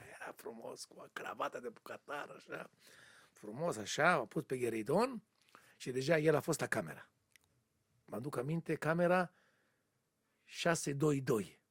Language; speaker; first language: Romanian; non-native, learner; Hebrew